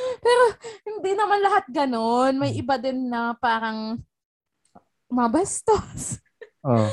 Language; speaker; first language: Filipino; native; Filipino